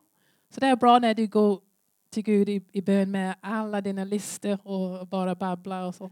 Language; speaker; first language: Swedish; non-native, learner; English